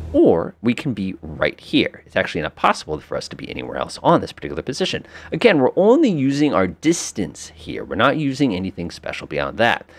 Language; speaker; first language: English; native; English